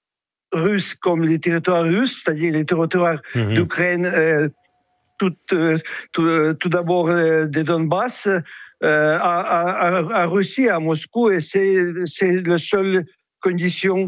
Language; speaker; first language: French; non-native, fluent; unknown